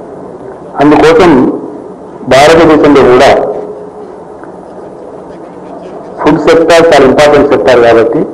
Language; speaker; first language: Telugu; native; Telugu